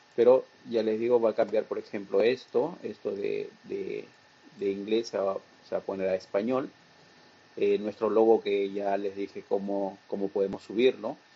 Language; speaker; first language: Spanish; native; Spanish